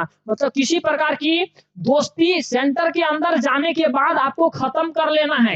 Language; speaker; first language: Hindi; native; Hindi